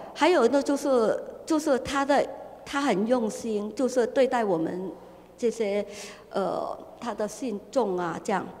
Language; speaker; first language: Chinese; non-native, fluent; Cantonese